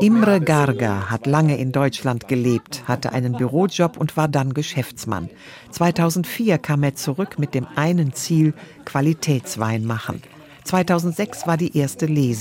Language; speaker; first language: German; native; German